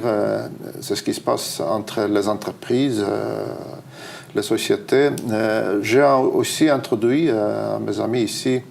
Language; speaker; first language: French; non-native, fluent; Estonian